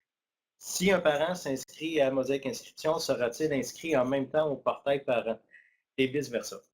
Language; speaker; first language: French; native; French